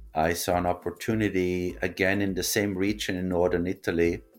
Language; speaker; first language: English; non-native, fluent; German